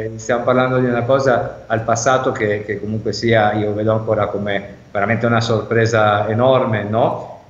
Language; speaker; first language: Italian; native; Italian